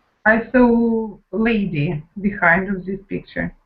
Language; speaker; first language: English; non-native, learner; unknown